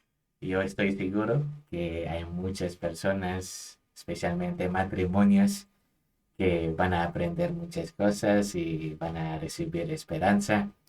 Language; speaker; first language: Spanish; non-native, fluent; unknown